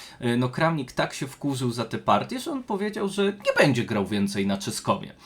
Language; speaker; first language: Polish; native; Polish